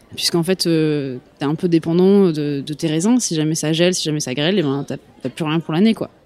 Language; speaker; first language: French; native; French